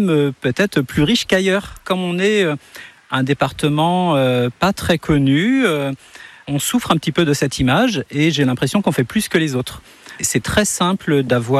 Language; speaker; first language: French; native; French